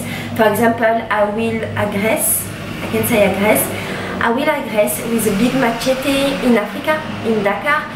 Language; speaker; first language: English; non-native, learner; French